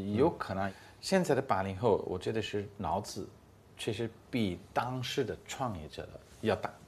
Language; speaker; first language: Chinese; non-native, fluent; English